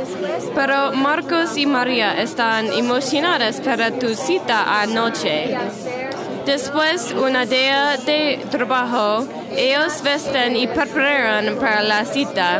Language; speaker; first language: Spanish; non-native, learner; English